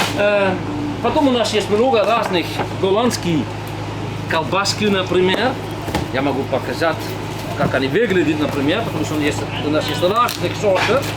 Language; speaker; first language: Ukrainian; non-native, learner; Dutch